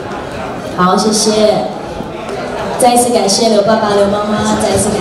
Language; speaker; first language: Chinese; native; Chinese